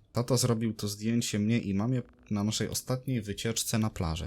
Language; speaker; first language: Polish; native; Polish